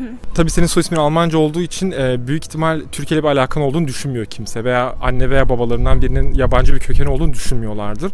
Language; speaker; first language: Turkish; native; Turkish